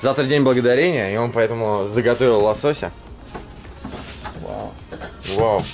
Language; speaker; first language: Russian; native; Russian